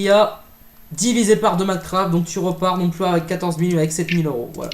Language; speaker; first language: French; native; French